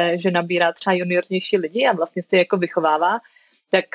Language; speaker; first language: Czech; native; Czech